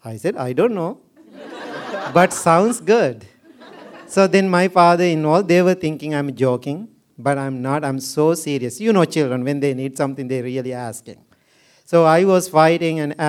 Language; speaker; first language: English; non-native, local second language; Sinhala